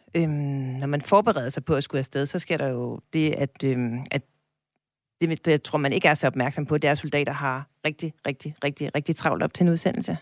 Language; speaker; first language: Danish; native; Danish